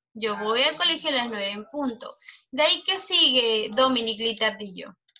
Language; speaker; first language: Spanish; native; Spanish